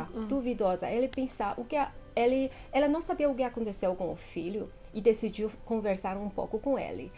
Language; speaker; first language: Portuguese; non-native, fluent; Chinese